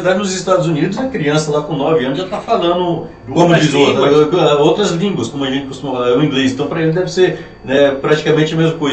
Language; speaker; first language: Portuguese; native; Portuguese